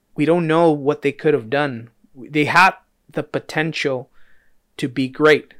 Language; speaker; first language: English; early bilingual, other home language; Spanish